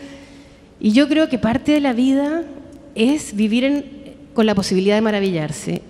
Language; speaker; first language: Spanish; native; Spanish